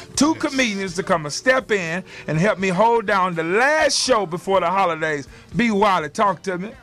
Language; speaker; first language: English; native; English